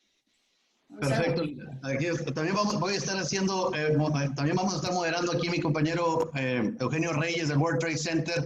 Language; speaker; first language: Spanish; native; Spanish